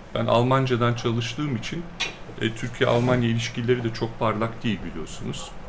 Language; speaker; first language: Turkish; early bilingual, heritage; Turkish